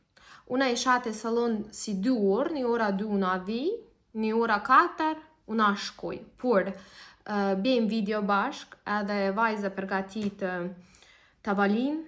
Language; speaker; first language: Albanian; non-native, learner; Russian